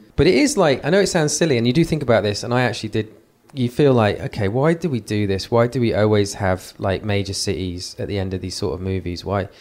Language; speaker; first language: English; native; English